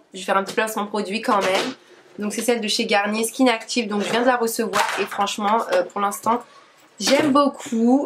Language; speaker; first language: French; native; French